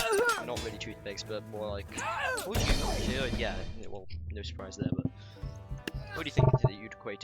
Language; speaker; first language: English; native; English